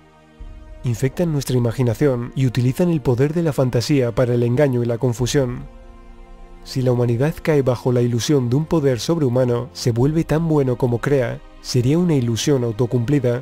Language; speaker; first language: Spanish; native; Spanish